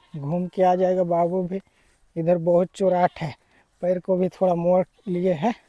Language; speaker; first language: Hindi; native; Hindi